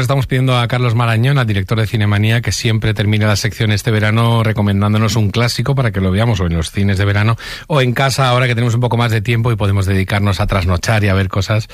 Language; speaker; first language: Spanish; native; Spanish